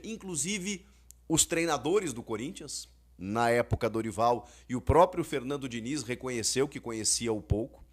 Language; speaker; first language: Portuguese; native; Portuguese